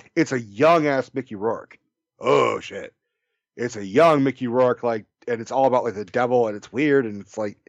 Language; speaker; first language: English; native; English